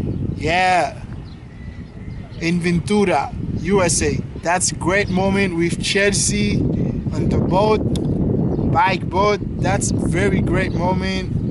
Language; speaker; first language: English; non-native, learner; Haitian Creole